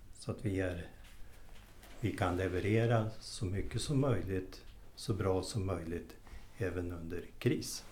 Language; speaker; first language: Swedish; native; Swedish